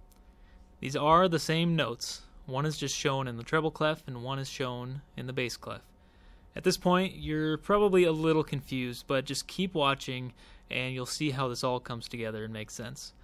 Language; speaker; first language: English; native; English